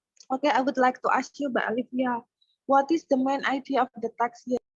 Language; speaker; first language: English; non-native, fluent; Indonesian